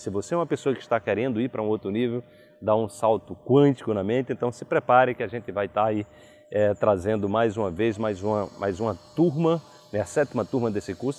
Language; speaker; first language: Portuguese; native; Portuguese